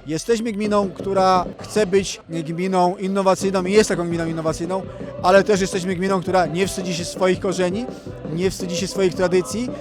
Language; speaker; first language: Polish; native; Polish